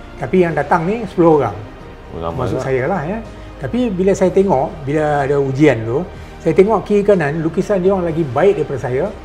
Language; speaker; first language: Malay; native; Malay